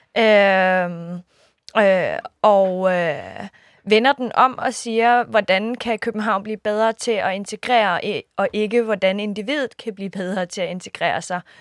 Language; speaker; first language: Danish; early bilingual, other home language; Kurdish